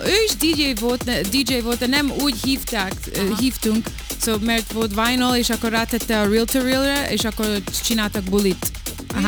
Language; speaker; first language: Hungarian; early bilingual, heritage; Hungarian